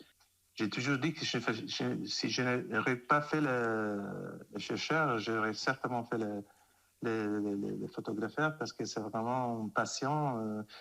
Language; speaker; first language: French; non-native, fluent; Italian